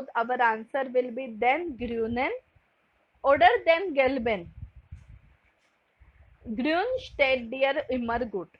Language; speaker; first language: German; non-native, fluent; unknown